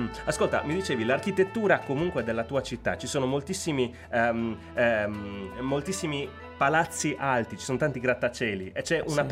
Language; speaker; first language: Italian; native; Italian